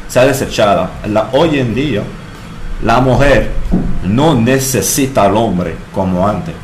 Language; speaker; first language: Spanish; non-native, fluent; French